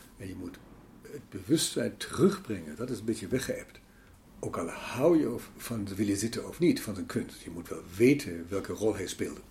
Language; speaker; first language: Dutch; non-native, fluent; German